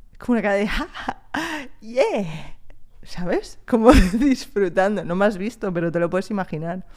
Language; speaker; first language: Spanish; early bilingual, other home language; French